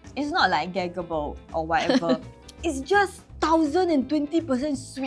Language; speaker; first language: English; native; English